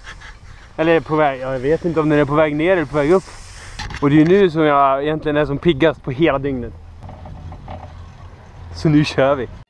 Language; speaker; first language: Swedish; native; Swedish